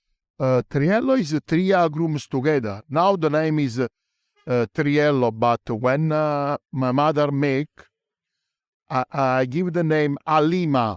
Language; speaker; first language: English; non-native, learner; Italian